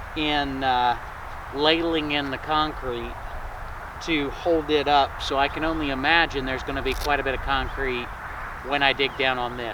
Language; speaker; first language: English; native; English